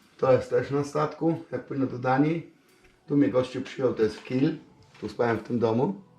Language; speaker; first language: Polish; native; Polish